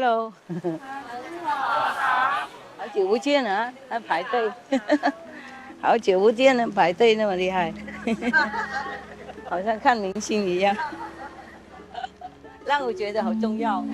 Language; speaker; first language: Chinese; non-native, fluent; Vietnamese